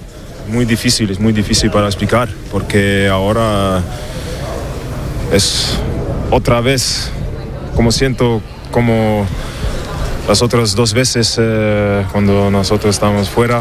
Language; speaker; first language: Spanish; non-native, learner; German